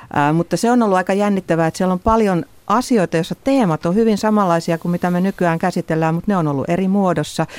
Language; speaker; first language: Finnish; native; Finnish